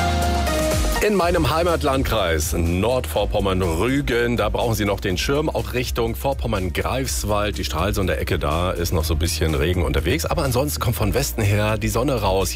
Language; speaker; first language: German; native; German